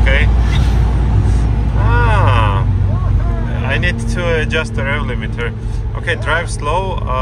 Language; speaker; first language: English; non-native, fluent; Georgian